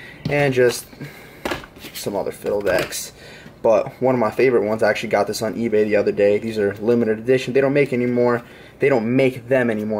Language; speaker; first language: English; early bilingual, other home language; Russian